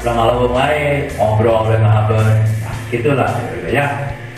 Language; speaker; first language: Indonesian; non-native, local second language; Sundanese